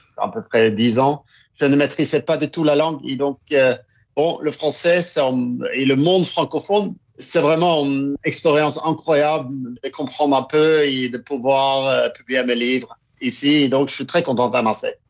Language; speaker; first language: French; non-native, fluent; Norwegian